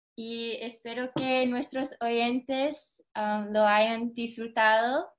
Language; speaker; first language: Spanish; early bilingual, heritage; Spanish